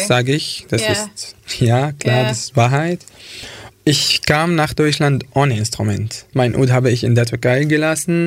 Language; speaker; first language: German; non-native, fluent; Arabic